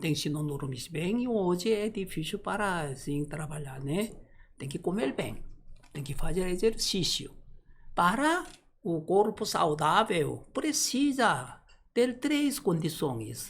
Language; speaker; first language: Portuguese; non-native, learner; Korean